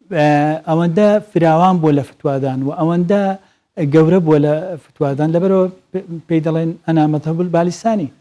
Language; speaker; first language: Central Kurdish; native; Central Kurdish